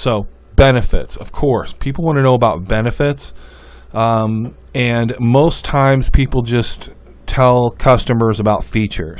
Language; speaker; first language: English; native; English